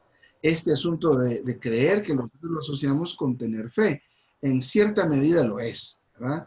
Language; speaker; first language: Spanish; native; Spanish